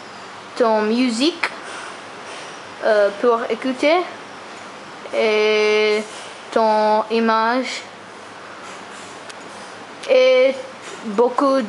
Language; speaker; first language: French; non-native, learner; English